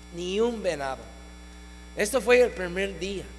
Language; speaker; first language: Spanish; non-native, fluent; English